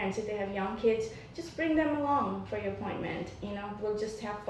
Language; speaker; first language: English; non-native, local second language; Nepali